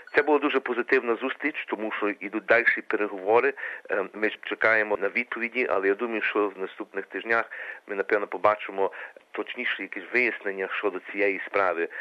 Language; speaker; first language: Ukrainian; early bilingual, heritage; Ukrainian